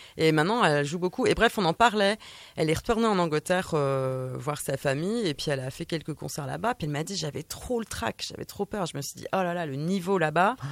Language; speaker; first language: French; native; French